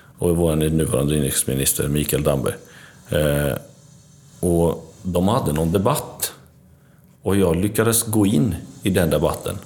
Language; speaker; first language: Swedish; early bilingual, other home language; Albanian